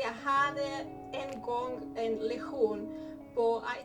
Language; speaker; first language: Swedish; non-native, learner; Spanish